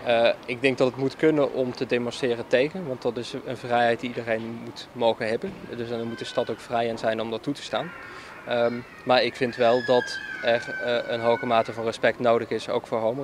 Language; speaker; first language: Dutch; native; Dutch